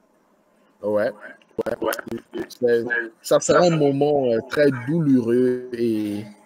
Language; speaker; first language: French; non-native, fluent; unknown